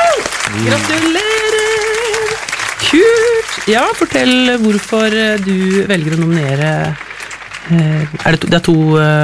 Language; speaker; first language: Norwegian; native; Norwegian